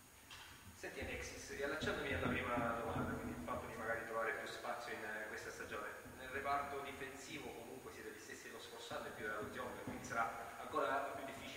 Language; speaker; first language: Italian; native; Italian